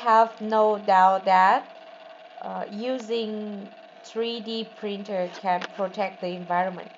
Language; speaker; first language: English; non-native, learner; Vietnamese